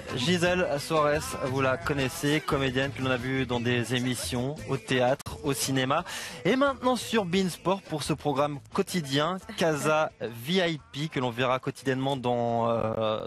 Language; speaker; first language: French; native; French